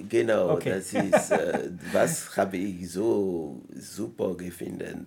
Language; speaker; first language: German; non-native, learner; French